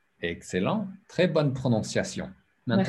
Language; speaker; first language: French; non-native, fluent; English